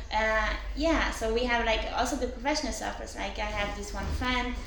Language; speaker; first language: English; non-native, fluent; German